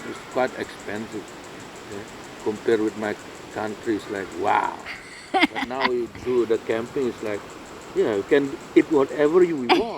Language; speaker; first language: English; non-native, learner; Indonesian